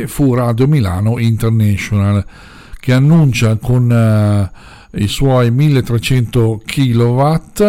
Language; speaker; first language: Italian; native; Italian